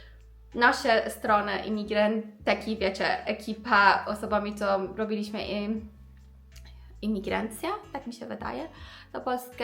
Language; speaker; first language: Polish; non-native, fluent; Persian